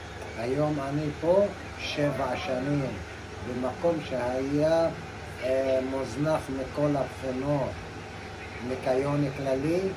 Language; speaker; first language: Hebrew; non-native, local second language; Arabic